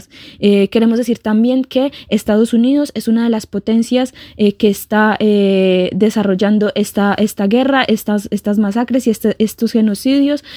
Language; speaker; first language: Spanish; non-native, fluent; Kurdish